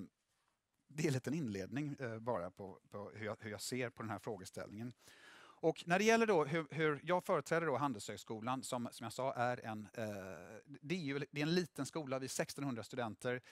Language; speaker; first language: Swedish; native; Swedish